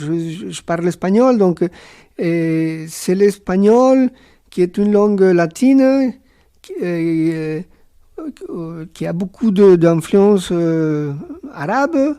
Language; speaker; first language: French; non-native, fluent; Spanish